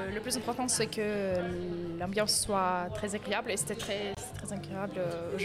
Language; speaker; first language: French; non-native, fluent; Polish